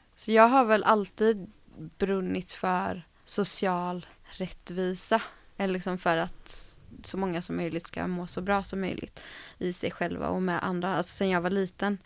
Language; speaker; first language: Swedish; native; Swedish